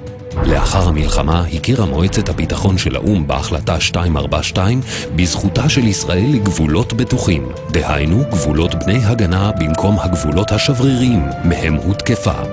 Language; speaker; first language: Hebrew; native; Hebrew